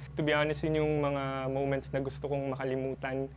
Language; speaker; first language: Filipino; native; Filipino